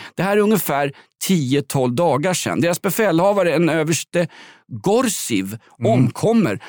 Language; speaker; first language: Swedish; native; Swedish